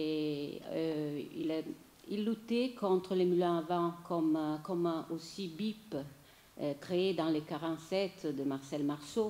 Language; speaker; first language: French; non-native, fluent; Italian